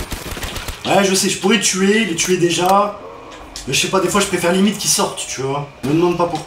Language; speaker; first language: French; native; French